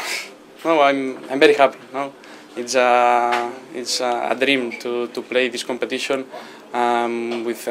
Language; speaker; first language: English; non-native, learner; Spanish